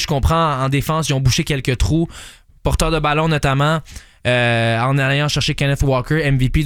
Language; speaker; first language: French; native; French